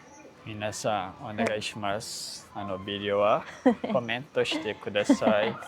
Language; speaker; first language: Japanese; non-native, learner; Portuguese